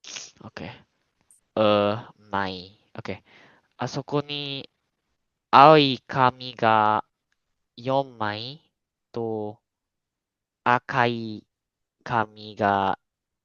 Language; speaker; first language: Japanese; non-native, learner; Malay